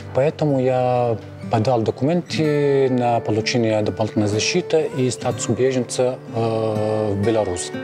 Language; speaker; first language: Russian; non-native, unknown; Arabic